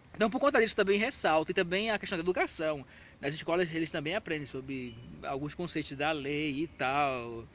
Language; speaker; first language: Portuguese; native; Portuguese